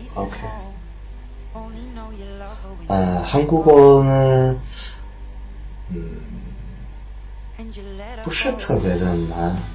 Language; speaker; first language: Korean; non-native, learner; Chinese